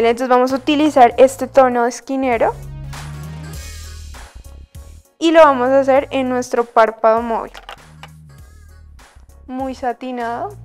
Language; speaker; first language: Spanish; native; Spanish